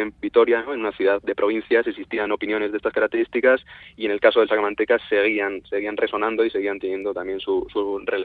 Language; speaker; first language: Spanish; native; Spanish